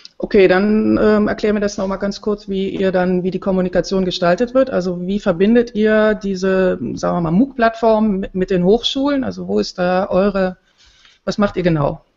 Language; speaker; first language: German; native; German